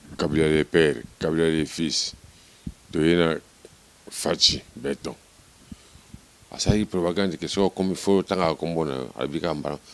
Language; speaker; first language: Lingala; non-native, local second language; Kituba (Democratic Republic of Congo)